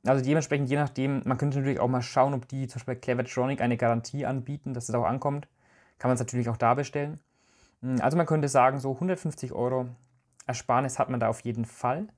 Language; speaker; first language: German; native; German